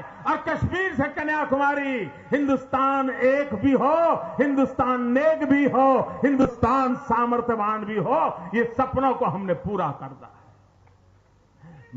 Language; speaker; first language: Hindi; non-native, local second language; Gujarati